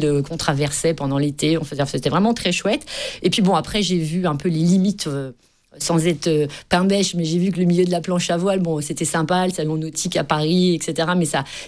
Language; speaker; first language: French; native; French